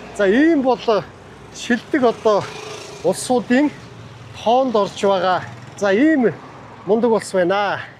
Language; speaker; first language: Mongolian; native; Mongolian